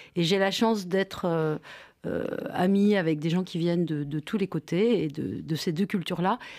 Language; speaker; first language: French; native; French